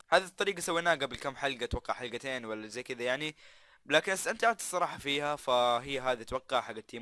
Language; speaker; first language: Arabic; native; Arabic